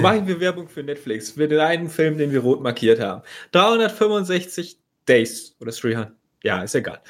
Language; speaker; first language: German; native; German